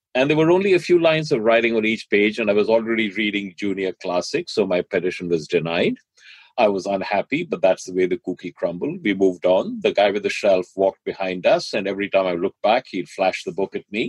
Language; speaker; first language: English; non-native, local second language; Hindi